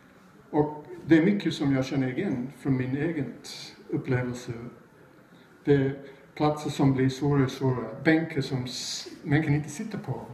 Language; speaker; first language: Swedish; non-native, fluent; English